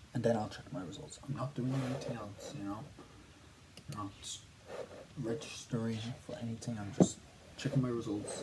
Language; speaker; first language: English; native; English